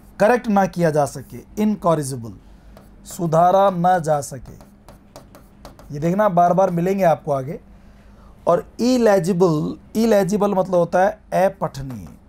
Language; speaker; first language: Hindi; native; Hindi